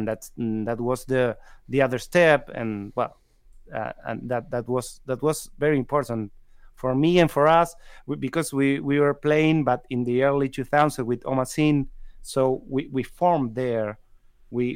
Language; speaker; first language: English; non-native, fluent; Spanish